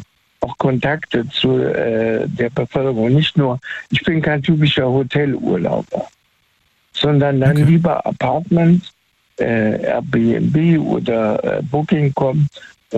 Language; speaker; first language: German; native; German